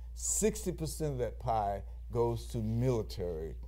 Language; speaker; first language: English; native; English